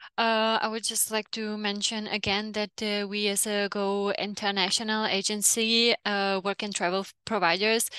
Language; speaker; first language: English; non-native, fluent; Czech